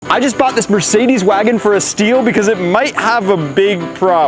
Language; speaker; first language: English; native; English